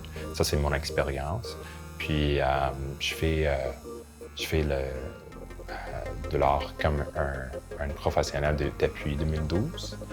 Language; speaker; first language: French; non-native, local second language; English